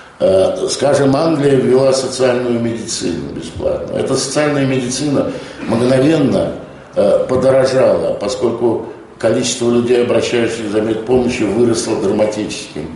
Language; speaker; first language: Russian; native; Russian